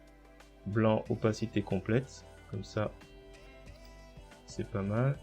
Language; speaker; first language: French; native; French